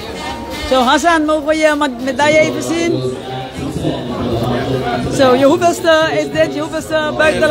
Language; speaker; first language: Dutch; native; Dutch